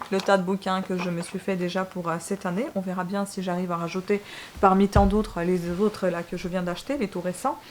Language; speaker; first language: French; non-native, fluent; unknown